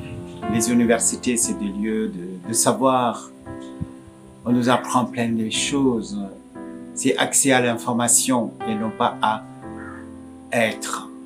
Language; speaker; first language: French; non-native, fluent; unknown